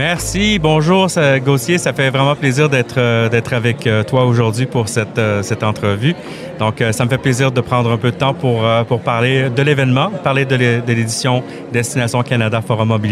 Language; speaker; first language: French; native; French